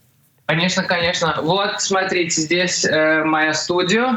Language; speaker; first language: Russian; early bilingual, heritage; Russian